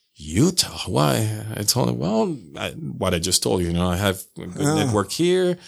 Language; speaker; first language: English; non-native, fluent; Spanish